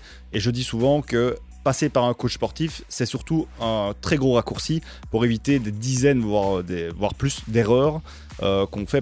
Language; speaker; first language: French; native; French